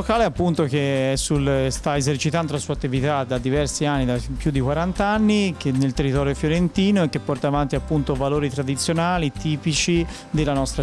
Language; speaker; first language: Italian; native; Italian